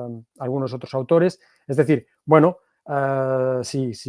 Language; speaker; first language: Spanish; native; Spanish